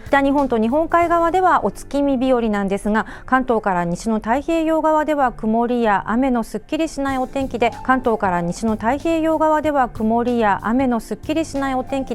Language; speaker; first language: Japanese; native; Japanese